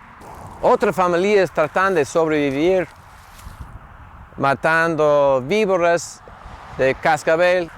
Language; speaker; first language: Spanish; non-native, learner; English